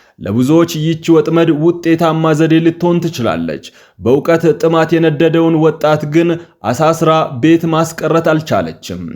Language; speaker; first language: Amharic; native; Amharic